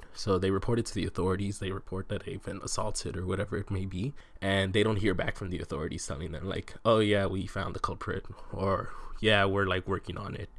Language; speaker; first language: English; native; English